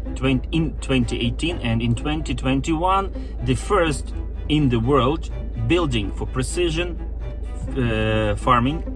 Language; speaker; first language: English; non-native, fluent; Ukrainian